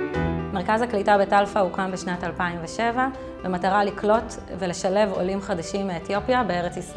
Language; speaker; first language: Hebrew; native; Hebrew